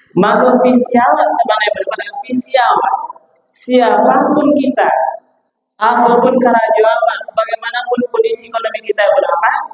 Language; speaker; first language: Indonesian; non-native, local second language; Minangkabau